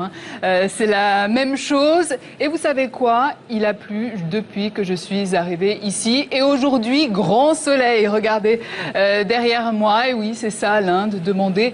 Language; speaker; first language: French; native; French